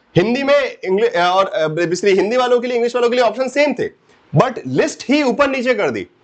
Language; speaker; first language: Hindi; native; Hindi